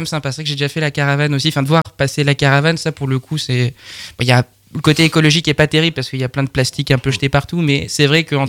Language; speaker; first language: French; native; French